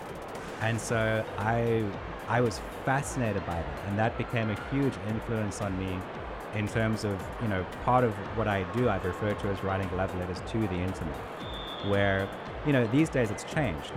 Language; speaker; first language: English; native; English